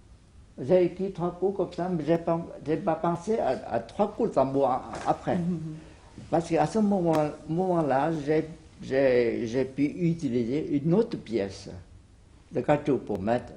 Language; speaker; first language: French; non-native, fluent; Vietnamese